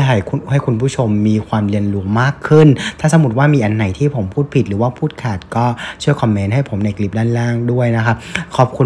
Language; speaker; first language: Thai; non-native, fluent; Vietnamese